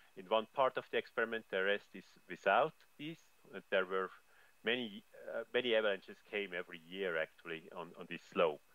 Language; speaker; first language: English; non-native, fluent; German